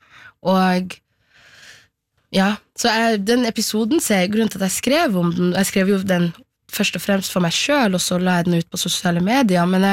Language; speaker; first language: Norwegian; non-native, local second language; Somali